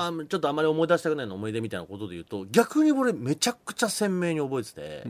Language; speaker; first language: Japanese; native; Japanese